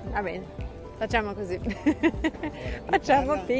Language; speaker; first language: Italian; non-native, learner; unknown